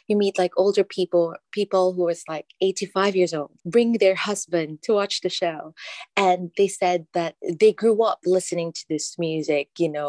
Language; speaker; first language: English; non-native, local second language; Filipino